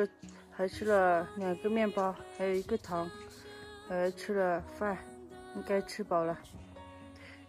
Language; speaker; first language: Chinese; non-native, local second language; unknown